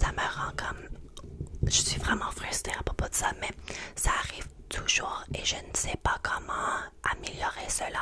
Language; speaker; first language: French; non-native, learner; English